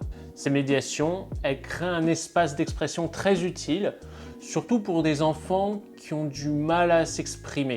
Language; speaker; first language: French; native; French